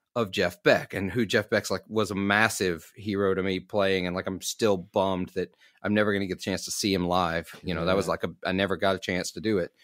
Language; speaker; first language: English; native; English